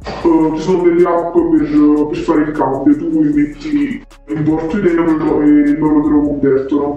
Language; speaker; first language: Italian; native; Italian